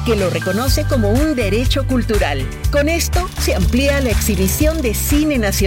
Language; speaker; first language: Spanish; native; Spanish